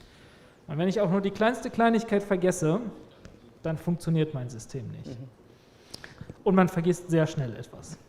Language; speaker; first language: German; native; German